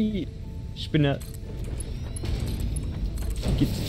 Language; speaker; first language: German; native; German